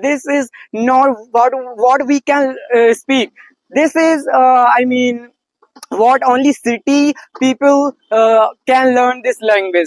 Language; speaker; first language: English; non-native, learner; Hindi